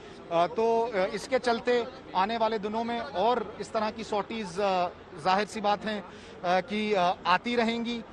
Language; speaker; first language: Hindi; native; Hindi